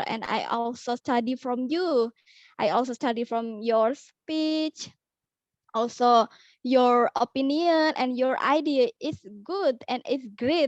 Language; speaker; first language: English; non-native, learner; Indonesian